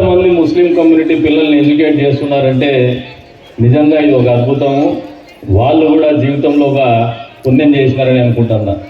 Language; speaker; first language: Telugu; native; Telugu